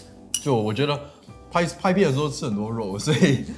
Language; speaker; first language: Chinese; non-native, local second language; English